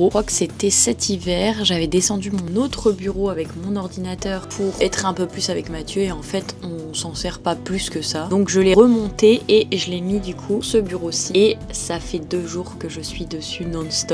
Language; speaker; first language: French; native; French